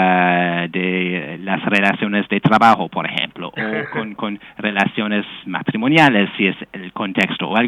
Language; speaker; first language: Spanish; non-native, fluent; English